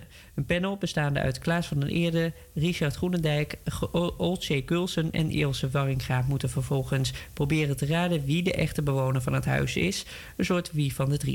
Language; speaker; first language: Dutch; native; Dutch